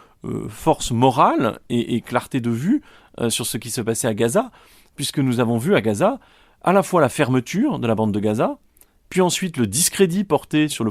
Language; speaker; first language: French; native; French